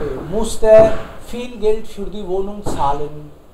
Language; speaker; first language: German; non-native, fluent; Hindi